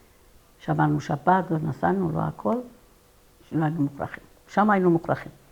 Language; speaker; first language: Hebrew; non-native, fluent; Persian